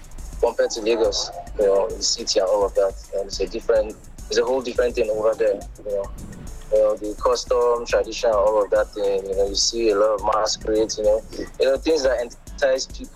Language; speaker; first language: English; non-native, local second language; Igbo